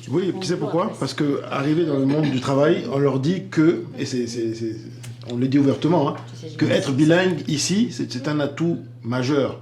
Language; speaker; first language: French; native; French